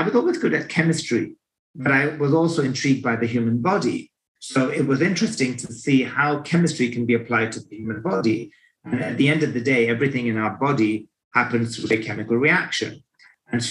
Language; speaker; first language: English; native; English